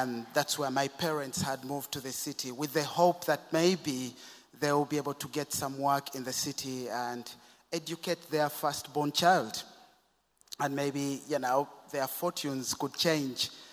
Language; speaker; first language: English; non-native, local second language; Ganda